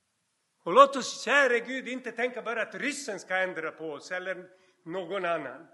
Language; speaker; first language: Swedish; non-native, fluent; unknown